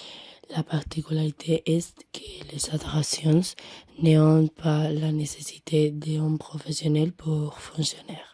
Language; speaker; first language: French; non-native, learner; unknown